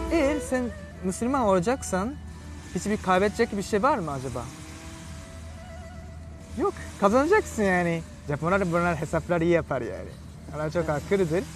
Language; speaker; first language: Turkish; non-native, fluent; Japanese